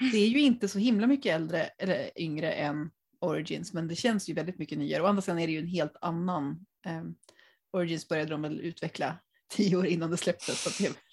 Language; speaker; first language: Swedish; native; Swedish